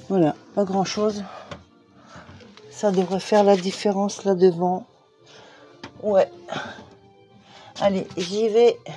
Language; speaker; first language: French; native; French